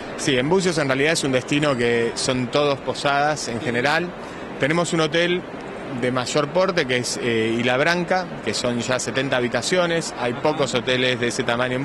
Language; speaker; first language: Spanish; native; Spanish